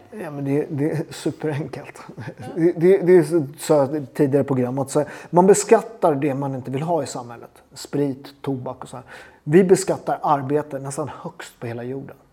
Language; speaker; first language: Swedish; native; Swedish